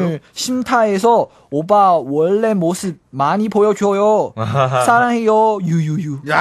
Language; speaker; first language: Korean; non-native, learner; Chinese